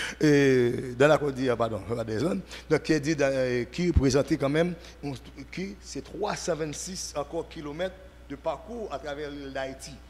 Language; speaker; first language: French; non-native, local second language; Haitian Creole